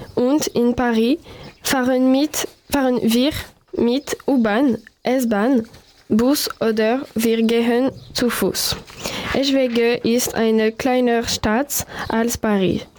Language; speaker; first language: German; non-native, learner; French